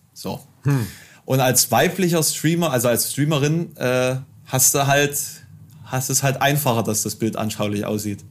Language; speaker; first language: German; native; German